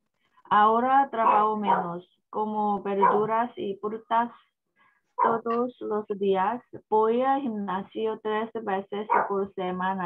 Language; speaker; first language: Spanish; non-native, learner; Korean